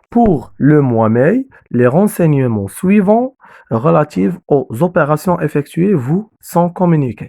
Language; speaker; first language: French; non-native, local second language; Arabic